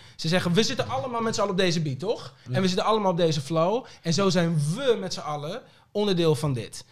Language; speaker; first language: Dutch; early bilingual, other home language; Papiamento